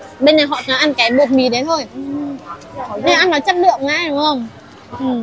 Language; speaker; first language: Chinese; non-native, fluent; Vietnamese